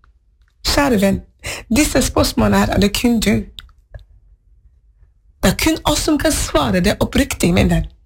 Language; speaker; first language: Norwegian; non-native, fluent; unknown